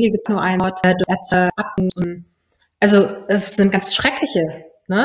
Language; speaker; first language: German; early bilingual, other home language; Persian